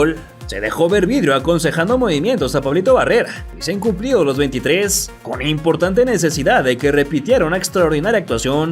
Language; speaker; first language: Spanish; native; Spanish